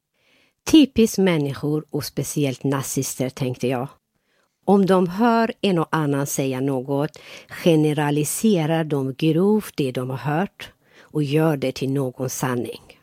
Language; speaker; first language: Swedish; non-native, fluent; Persian